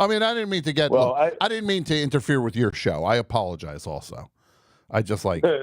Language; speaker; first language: English; native; English